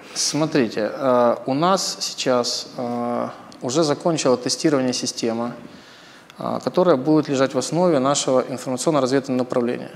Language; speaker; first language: Russian; native; Russian